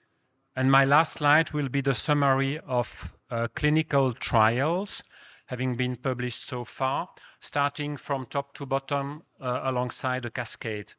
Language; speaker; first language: English; non-native, fluent; French